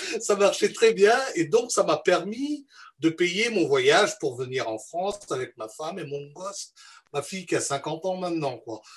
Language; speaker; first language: French; non-native, local second language; Malagasy